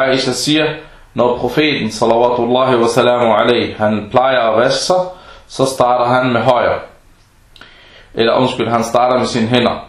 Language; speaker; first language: Danish; early bilingual, other home language; Arabic